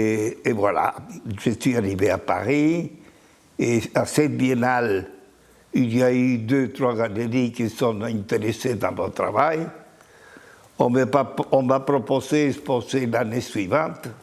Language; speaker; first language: French; non-native, fluent; Spanish